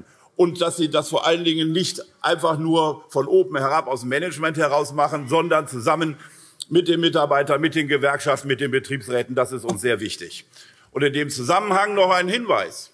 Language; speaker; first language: German; native; German